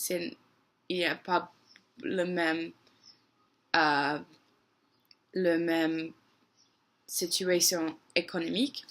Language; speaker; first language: French; non-native, learner; English